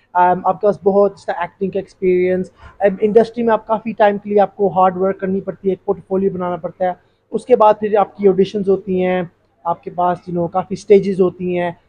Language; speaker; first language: Hindi; early bilingual, heritage; Urdu